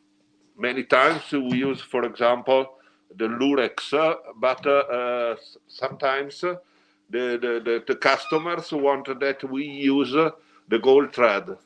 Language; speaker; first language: English; non-native, learner; Italian